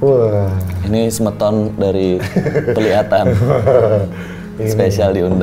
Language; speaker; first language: Indonesian; native; Indonesian